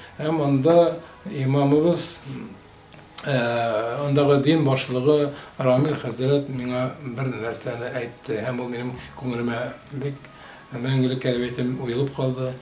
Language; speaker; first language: Tatar; native; Tatar